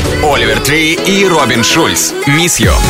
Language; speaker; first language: Russian; native; Russian